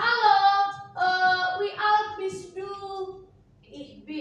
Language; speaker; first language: German; non-native, learner; Indonesian